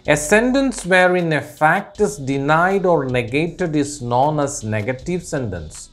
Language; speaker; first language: English; non-native, local second language; Malayalam